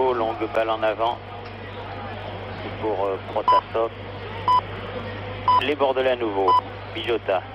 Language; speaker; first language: French; native; French